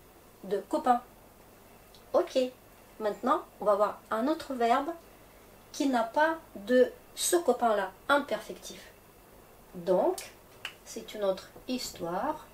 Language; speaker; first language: French; non-native, fluent; Russian